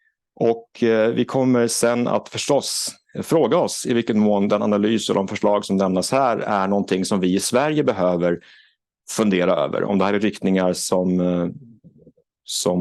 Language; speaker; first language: Swedish; native; Swedish